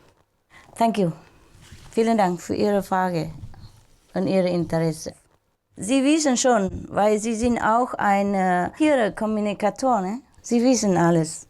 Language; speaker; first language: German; non-native, learner; Vietnamese